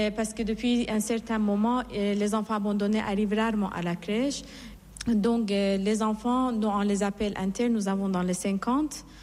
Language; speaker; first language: French; non-native, fluent; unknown